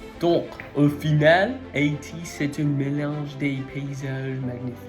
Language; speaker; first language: French; non-native, learner; English